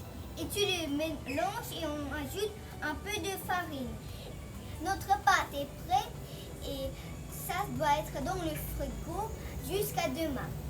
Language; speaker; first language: French; early bilingual, heritage; French